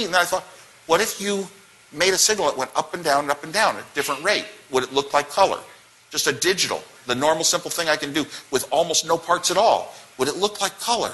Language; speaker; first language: English; native; English